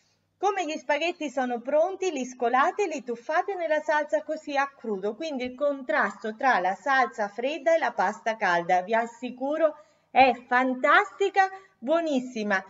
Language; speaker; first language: Italian; native; Italian